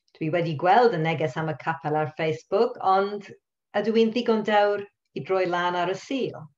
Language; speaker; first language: Welsh; non-native, local second language; English